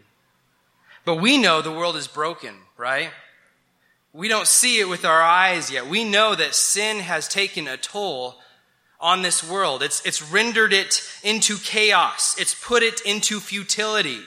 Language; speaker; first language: English; native; English